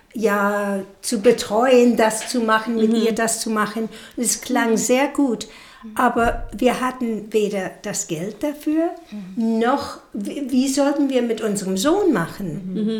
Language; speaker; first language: German; non-native, fluent; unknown